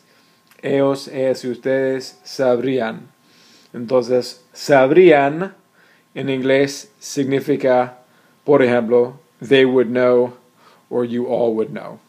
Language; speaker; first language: Spanish; non-native, fluent; English